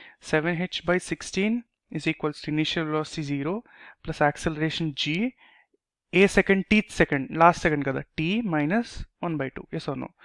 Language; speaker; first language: English; non-native, local second language; Telugu